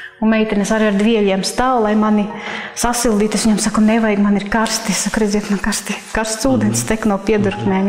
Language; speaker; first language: Latvian; non-native, local second language; Russian